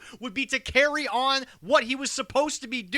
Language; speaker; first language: English; native; English